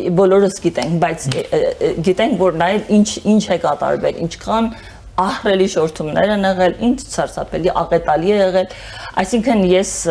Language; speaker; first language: Armenian; early bilingual, heritage; Armenian